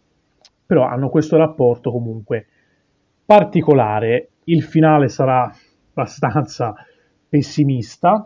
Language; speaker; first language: Italian; native; Italian